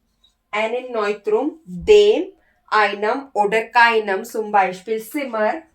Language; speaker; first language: German; non-native, learner; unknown